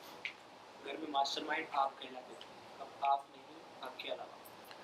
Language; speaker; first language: Hindi; native; Hindi